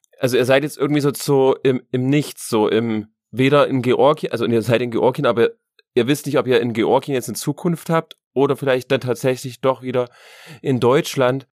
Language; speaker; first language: German; native; German